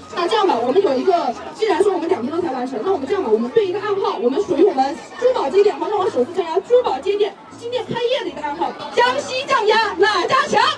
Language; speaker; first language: Chinese; native; Chinese